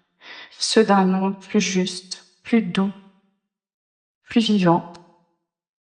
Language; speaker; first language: French; native; French